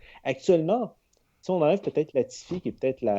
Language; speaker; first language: French; native; French